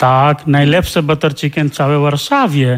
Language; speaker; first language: Polish; non-native, learner; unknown